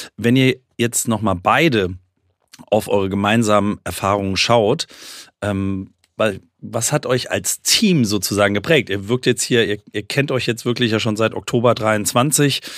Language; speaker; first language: German; native; German